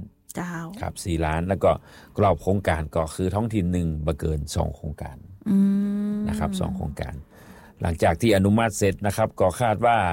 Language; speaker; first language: Thai; non-native, local second language; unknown